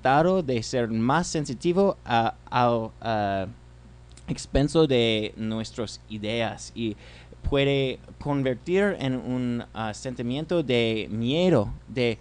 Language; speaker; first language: Spanish; non-native, learner; English